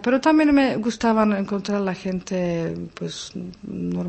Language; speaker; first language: Spanish; non-native, fluent; Czech